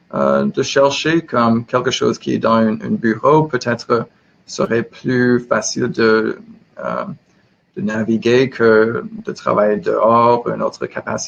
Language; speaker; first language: French; non-native, learner; English